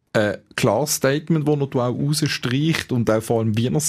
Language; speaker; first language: German; native; German